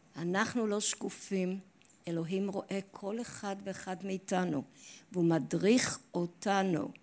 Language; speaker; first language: Hebrew; non-native, fluent; English